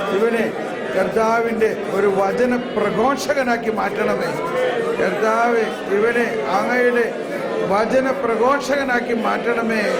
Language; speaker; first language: Malayalam; native; Malayalam